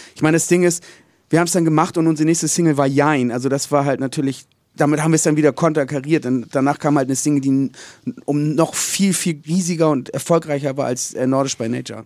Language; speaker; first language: German; native; German